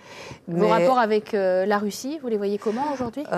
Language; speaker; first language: French; native; French